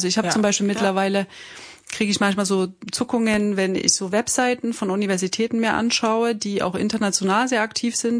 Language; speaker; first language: German; native; German